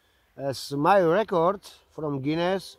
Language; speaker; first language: English; non-native, learner; Slovak